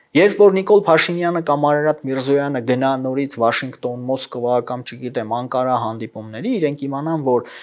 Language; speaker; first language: Armenian; native; Armenian